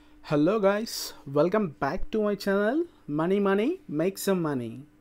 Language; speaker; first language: English; non-native, local second language; Telugu